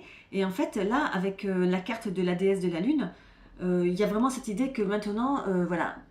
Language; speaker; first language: French; native; French